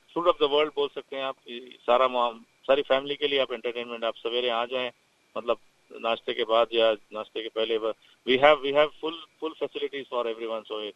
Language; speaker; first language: Urdu; native; Urdu